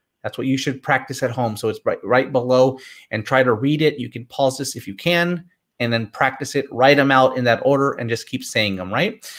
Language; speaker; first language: English; native; English